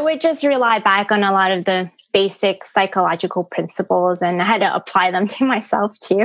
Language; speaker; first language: English; early bilingual, other home language; Cantonese